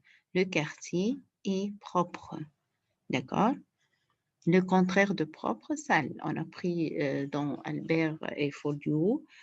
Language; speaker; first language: French; non-native, fluent; Arabic